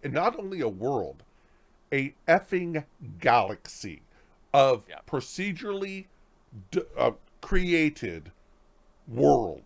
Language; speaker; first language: English; native; English